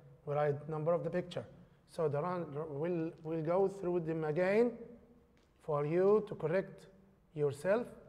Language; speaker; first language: English; non-native, fluent; Arabic